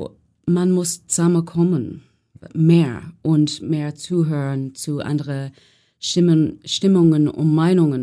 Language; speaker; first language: German; non-native, learner; English